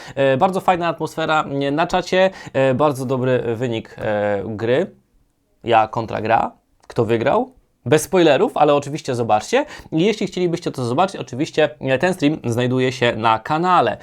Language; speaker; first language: Polish; native; Polish